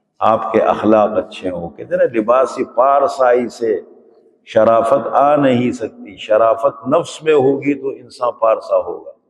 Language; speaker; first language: Urdu; native; Urdu